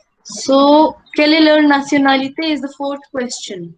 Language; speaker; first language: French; non-native, fluent; Hindi